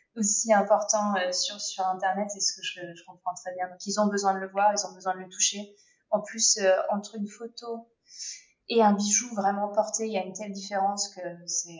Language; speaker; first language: French; native; French